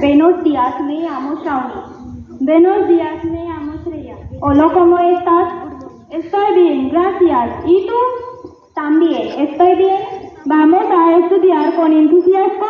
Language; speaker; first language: Spanish; non-native, learner; Marathi